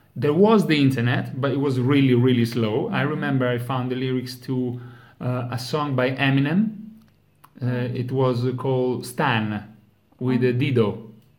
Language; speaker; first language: English; non-native, fluent; Italian